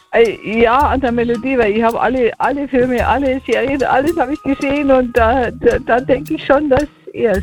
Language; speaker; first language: German; native; German